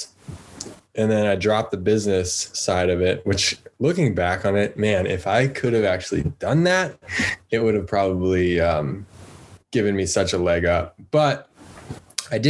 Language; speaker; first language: English; native; English